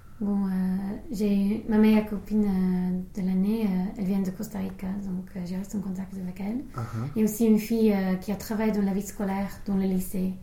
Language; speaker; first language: French; non-native, fluent; English